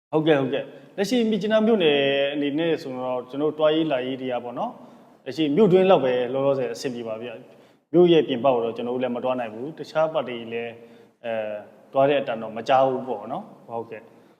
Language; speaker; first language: Burmese; non-native, local second language; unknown